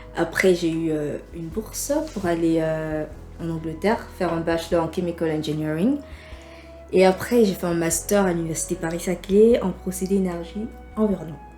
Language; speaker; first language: French; native; French